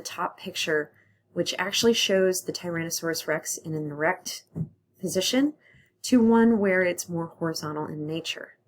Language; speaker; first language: English; native; English